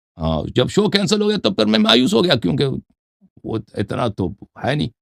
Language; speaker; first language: Urdu; non-native, fluent; Persian